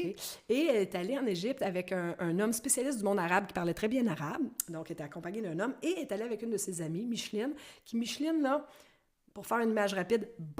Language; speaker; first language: French; native; French